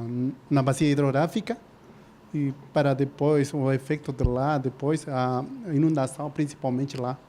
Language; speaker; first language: Portuguese; non-native, learner; Spanish